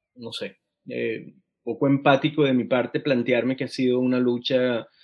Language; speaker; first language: Spanish; native; Spanish